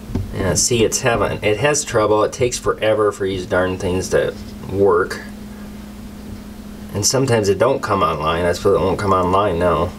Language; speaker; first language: English; native; English